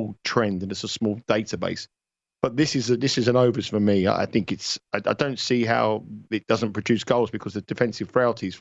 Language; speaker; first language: English; native; English